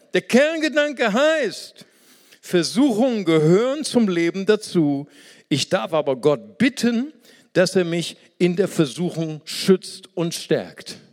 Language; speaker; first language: German; non-native, fluent; Portuguese